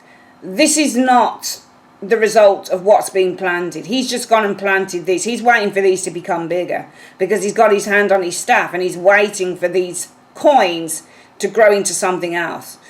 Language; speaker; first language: English; native; English